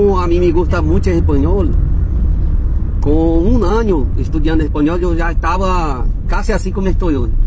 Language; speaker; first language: Spanish; non-native, fluent; Portuguese